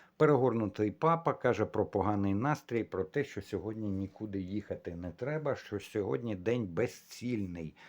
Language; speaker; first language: Ukrainian; non-native, local second language; Russian